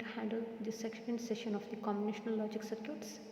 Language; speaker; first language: English; non-native, local second language; Kannada